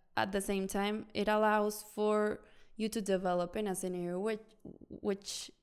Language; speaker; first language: English; non-native, fluent; Spanish